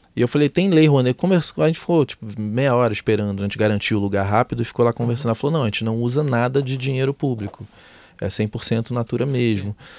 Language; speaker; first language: Portuguese; native; Portuguese